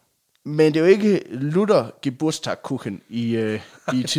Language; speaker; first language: Danish; native; Danish